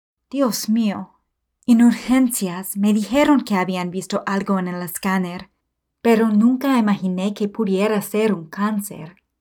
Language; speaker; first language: Spanish; non-native, fluent; English